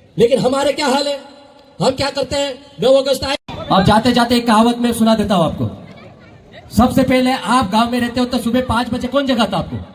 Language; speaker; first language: Hindi; non-native, local second language; Bhili